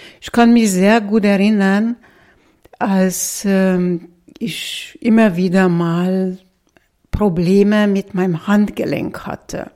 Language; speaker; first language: German; non-native, fluent; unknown